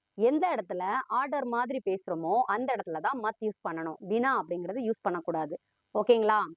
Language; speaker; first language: Tamil; early bilingual, heritage; Tamil